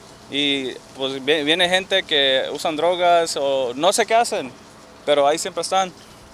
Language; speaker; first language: Spanish; early bilingual, heritage; Spanish